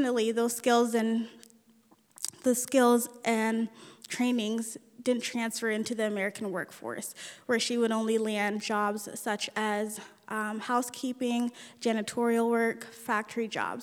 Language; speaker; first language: English; early bilingual, other home language; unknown